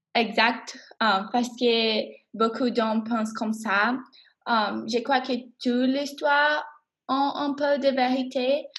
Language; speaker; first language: French; non-native, learner; English